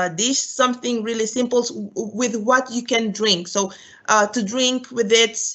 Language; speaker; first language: English; non-native, fluent; Romanian